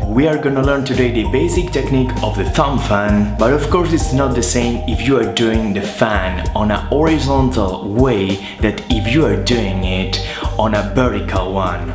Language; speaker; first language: English; non-native, fluent; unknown